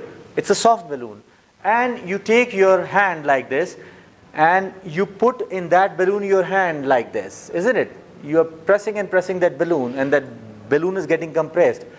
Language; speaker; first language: English; non-native, fluent; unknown